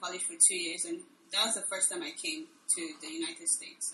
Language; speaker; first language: English; non-native, local second language; Igbo